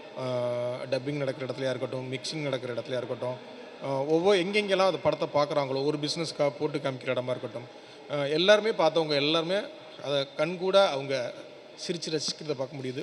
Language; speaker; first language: Tamil; native; Tamil